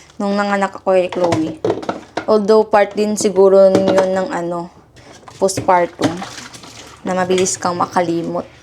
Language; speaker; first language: Filipino; non-native, local second language; Hiligaynon